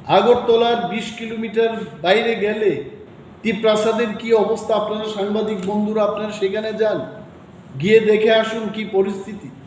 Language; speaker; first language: Bangla; non-native, local second language; Kok Borok